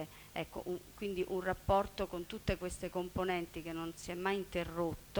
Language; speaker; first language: Italian; native; Italian